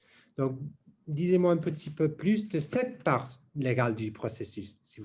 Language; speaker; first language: French; non-native, learner; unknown